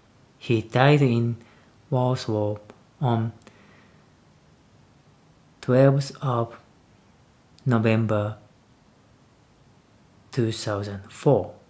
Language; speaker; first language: English; non-native, learner; Japanese